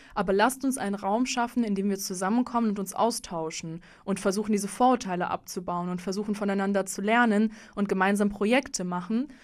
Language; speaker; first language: German; early bilingual, other home language; Russian